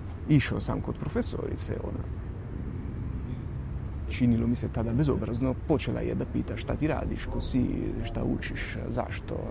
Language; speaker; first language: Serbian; non-native, fluent; Italian